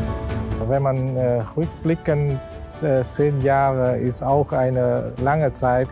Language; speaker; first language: German; non-native, learner; Vietnamese